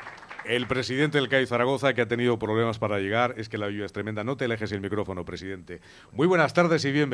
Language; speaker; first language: Spanish; native; Spanish